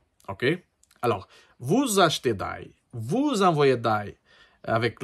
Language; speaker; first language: French; non-native, learner; Portuguese